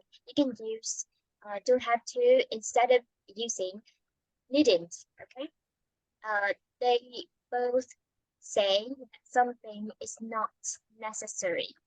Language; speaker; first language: English; non-native, fluent; Vietnamese